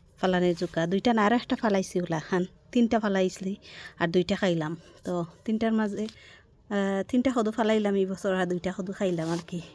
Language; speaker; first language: Assamese; native; Assamese